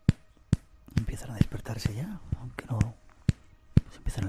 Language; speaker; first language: Spanish; native; Spanish